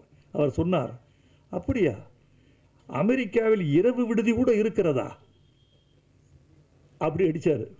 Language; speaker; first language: Tamil; native; Tamil